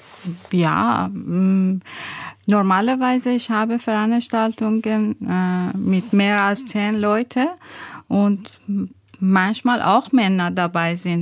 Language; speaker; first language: German; non-native, learner; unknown